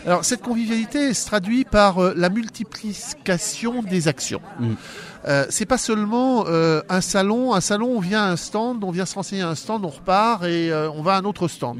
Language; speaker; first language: French; native; French